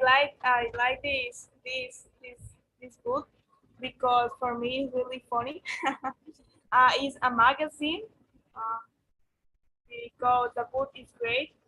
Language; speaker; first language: English; non-native, learner; Spanish